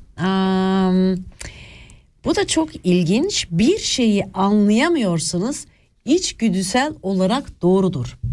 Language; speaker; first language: Turkish; early bilingual, other home language; Swiss German